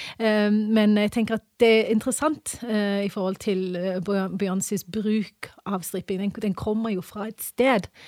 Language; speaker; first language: Norwegian; early bilingual, other home language; English